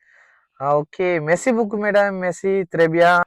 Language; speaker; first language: French; non-native, learner; Tamil